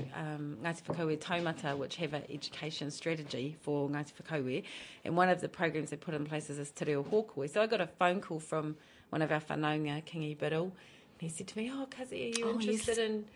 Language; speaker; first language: English; native; English